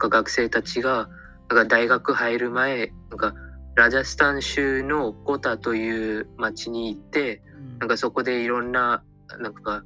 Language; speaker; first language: Japanese; non-native, fluent; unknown